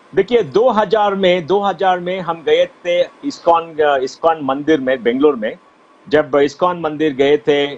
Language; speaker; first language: Hindi; non-native, local second language; Konkani